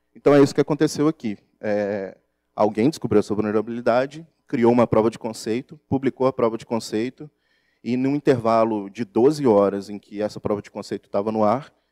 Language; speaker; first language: Portuguese; native; Portuguese